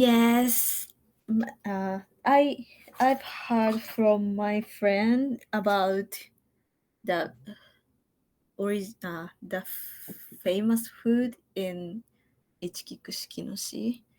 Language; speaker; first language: English; non-native, learner; Japanese